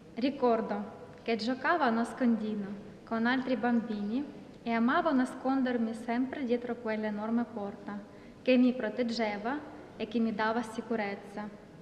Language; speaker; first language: Italian; non-native, fluent; Ukrainian